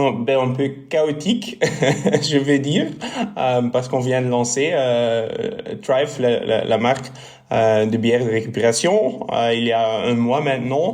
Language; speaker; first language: French; non-native, local second language; Dutch